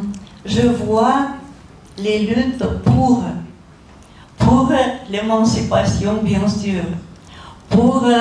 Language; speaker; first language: French; non-native, fluent; Russian